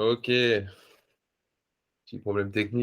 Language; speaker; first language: French; native; French